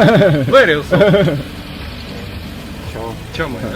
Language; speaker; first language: English; non-native, learner; Russian